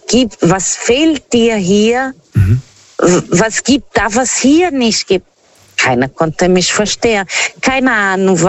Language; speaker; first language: German; non-native, learner; Portuguese